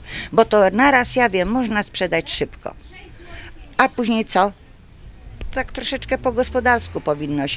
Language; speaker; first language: Polish; native; Polish